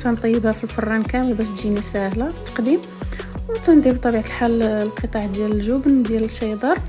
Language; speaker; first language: Arabic; native; Arabic